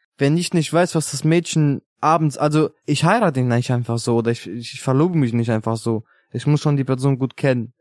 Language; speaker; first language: German; early bilingual, other home language; Italian